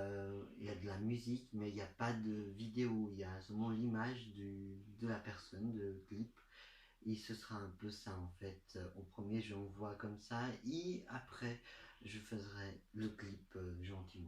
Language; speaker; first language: French; non-native, learner; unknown